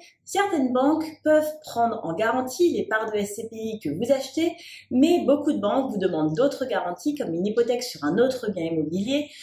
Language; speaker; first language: French; native; French